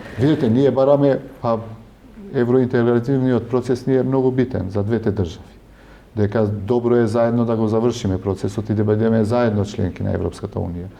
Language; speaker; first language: Macedonian; non-native, local second language; Albanian